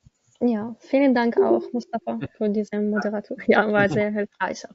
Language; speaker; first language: German; non-native, learner; Arabic